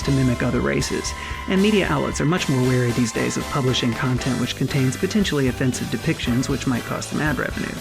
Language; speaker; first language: English; native; English